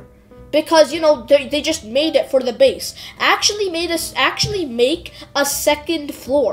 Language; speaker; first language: English; native; English